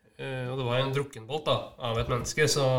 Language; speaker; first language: Norwegian; native; Norwegian